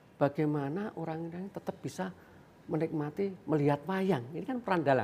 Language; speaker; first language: Indonesian; non-native, local second language; Javanese